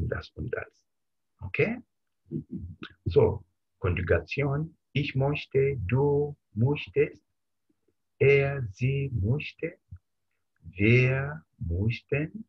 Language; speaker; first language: German; non-native, fluent; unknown